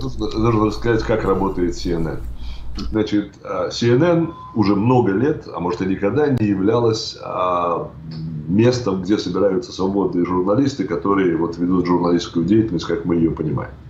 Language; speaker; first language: Russian; native; Russian